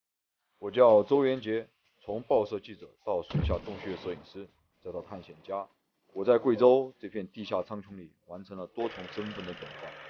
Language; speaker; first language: Chinese; native; Chinese